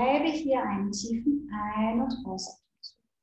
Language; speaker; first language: German; native; German